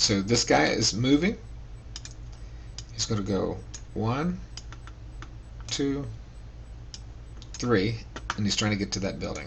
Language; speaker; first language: English; native; English